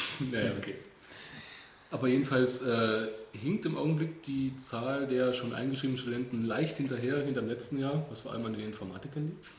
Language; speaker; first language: German; native; German